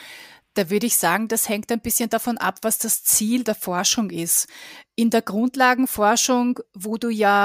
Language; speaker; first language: German; native; German